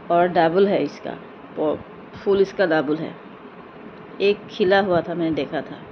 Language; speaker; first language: Hindi; non-native, local second language; Assamese